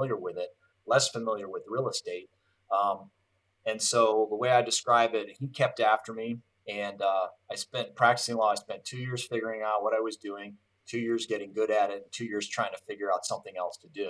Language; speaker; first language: English; native; English